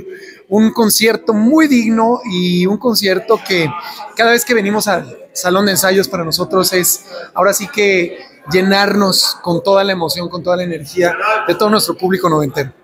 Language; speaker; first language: Spanish; native; Spanish